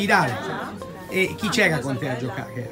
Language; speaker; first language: Italian; native; Italian